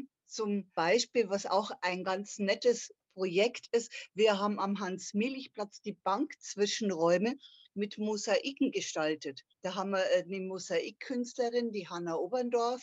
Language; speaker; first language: German; native; German